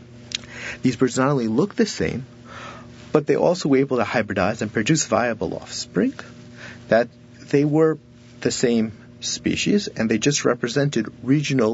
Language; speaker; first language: English; native; English